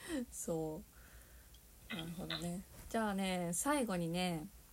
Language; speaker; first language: Japanese; native; Japanese